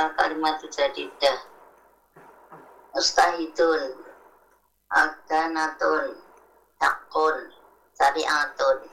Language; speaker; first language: Arabic; non-native, learner; Indonesian